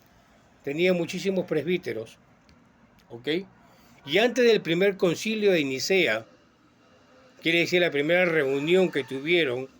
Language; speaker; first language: Spanish; native; Spanish